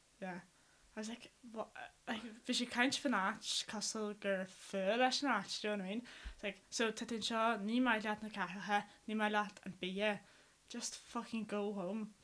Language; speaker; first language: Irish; non-native, local second language; English